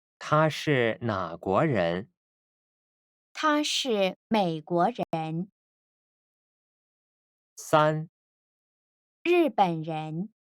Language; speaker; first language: Chinese; non-native, fluent; Korean